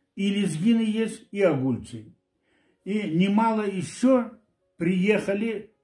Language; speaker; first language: Russian; non-native, local second language; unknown